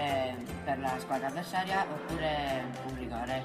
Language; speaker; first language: Italian; native; Italian